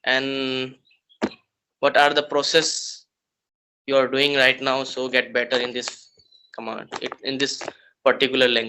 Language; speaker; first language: English; non-native, learner; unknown